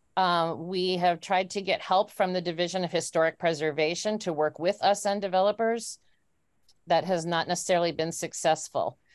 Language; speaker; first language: English; native; English